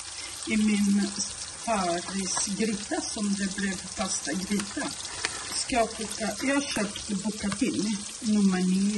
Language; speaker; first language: Swedish; non-native, fluent; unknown